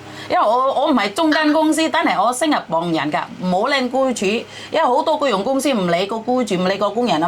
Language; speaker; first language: Cantonese; non-native, fluent; Javanese